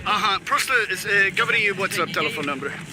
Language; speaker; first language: Russian; non-native, learner; English